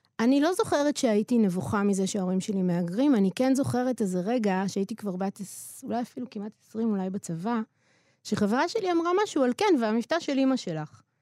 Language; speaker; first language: Hebrew; native; Hebrew